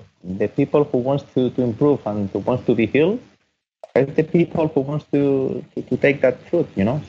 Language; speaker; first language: English; non-native, fluent; Spanish